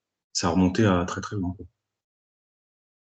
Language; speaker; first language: French; native; French